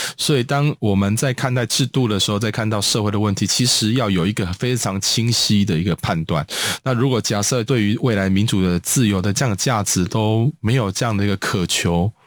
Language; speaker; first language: Chinese; native; Chinese